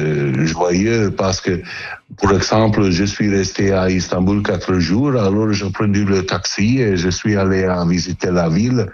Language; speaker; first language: French; non-native, learner; Italian